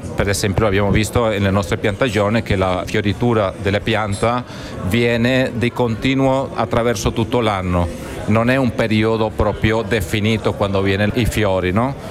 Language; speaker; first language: Italian; non-native, fluent; Spanish